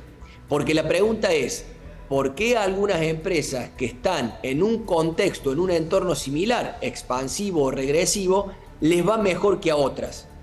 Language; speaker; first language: Spanish; native; Spanish